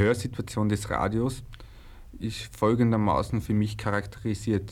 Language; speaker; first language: German; native; German